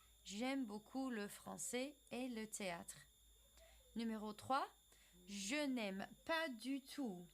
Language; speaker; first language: French; non-native, fluent; English